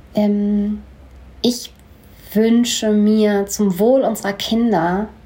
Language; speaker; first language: German; native; German